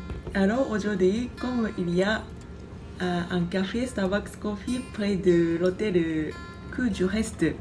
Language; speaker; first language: French; non-native, fluent; Japanese